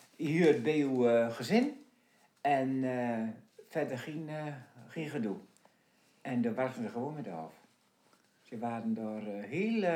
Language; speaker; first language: Dutch; native; Dutch